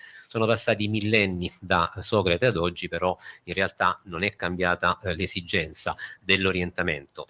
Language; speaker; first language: Italian; native; Italian